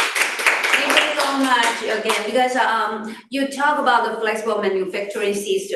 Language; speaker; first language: English; non-native, fluent; Chinese